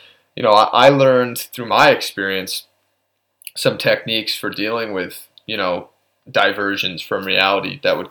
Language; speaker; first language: English; native; English